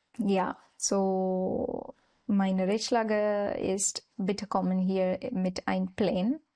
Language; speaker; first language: German; non-native, learner; Marathi